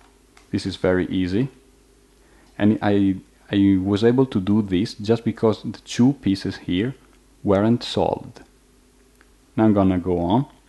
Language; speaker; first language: English; non-native, fluent; Italian